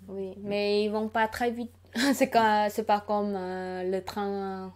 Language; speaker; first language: French; non-native, learner; Khmer